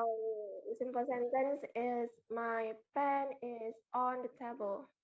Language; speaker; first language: English; non-native, learner; Indonesian